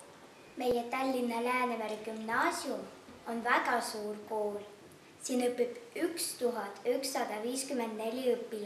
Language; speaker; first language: Estonian; non-native, learner; Russian